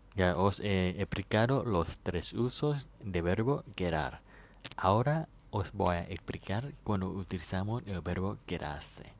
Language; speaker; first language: Spanish; non-native, fluent; Thai